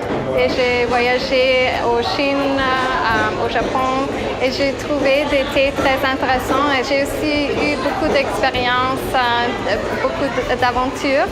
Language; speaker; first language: French; non-native, fluent; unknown